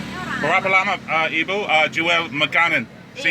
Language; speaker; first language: Indonesian; non-native, learner; English